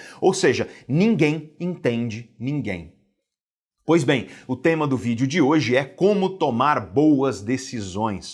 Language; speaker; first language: Portuguese; native; Portuguese